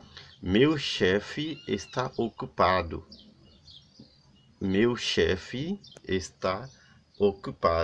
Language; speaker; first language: Portuguese; non-native, learner; Haitian Creole